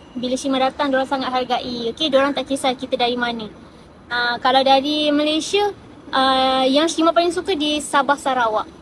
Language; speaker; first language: Malay; native; Malay